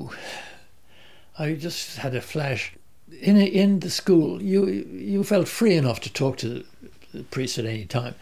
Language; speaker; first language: English; native; English